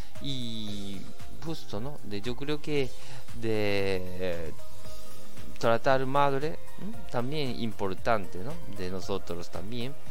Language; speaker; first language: Spanish; non-native, learner; Japanese